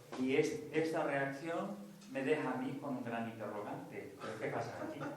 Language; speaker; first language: Spanish; non-native, fluent; Danish